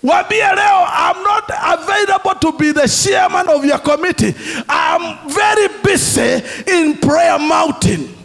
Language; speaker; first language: English; non-native, local second language; Swahili